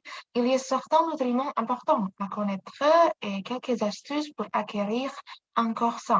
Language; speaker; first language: French; non-native, learner; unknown